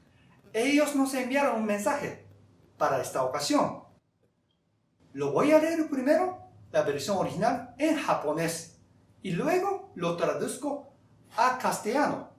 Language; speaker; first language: Spanish; non-native, fluent; Japanese